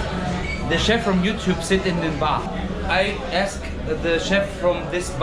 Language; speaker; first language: English; non-native, learner; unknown